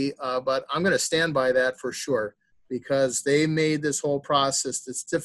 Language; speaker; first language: English; native; English